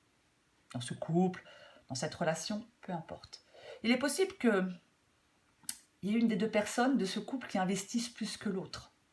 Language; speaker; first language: French; native; French